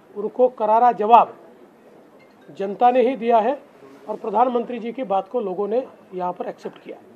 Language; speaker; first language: Hindi; non-native, local second language; Marathi